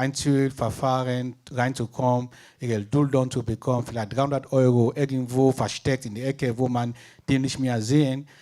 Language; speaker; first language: German; non-native, fluent; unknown